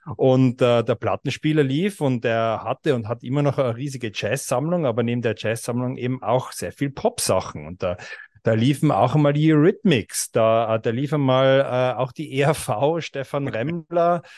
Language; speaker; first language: German; native; German